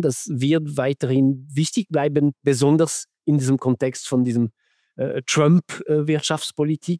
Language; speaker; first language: German; non-native, fluent; French